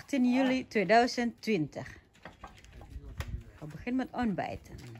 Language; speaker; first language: Dutch; non-native, learner; Indonesian